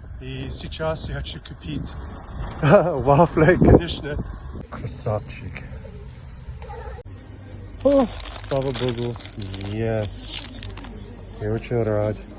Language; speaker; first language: Russian; non-native, learner; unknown